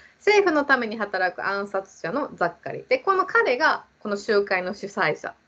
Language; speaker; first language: Japanese; native; Japanese